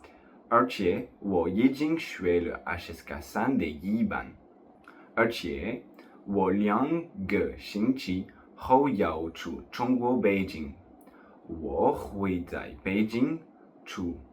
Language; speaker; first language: Chinese; non-native, learner; French